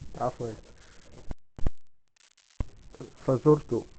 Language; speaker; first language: Arabic; non-native, learner; Dutch